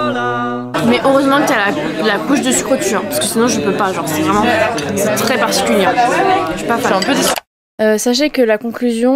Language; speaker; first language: French; native; French